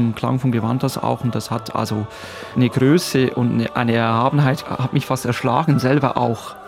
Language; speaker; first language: German; native; German